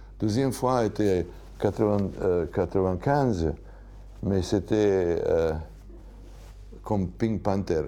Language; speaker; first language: French; non-native, learner; Serbian